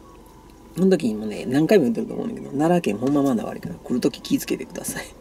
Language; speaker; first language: Japanese; native; Japanese